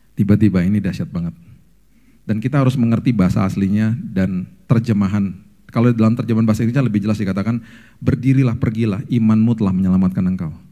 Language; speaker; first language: Indonesian; native; Indonesian